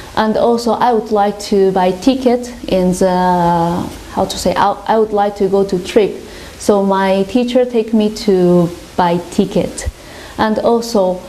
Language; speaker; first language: English; non-native, learner; Japanese